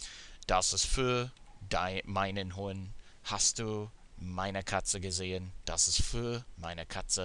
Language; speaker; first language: German; non-native, fluent; English